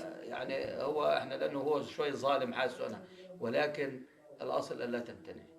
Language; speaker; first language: Arabic; native; Arabic